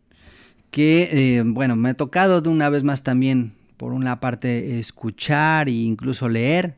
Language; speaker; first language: Spanish; native; Spanish